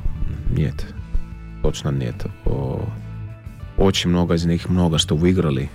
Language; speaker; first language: Russian; non-native, learner; Finnish